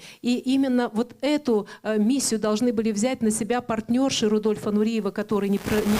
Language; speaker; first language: Russian; native; Russian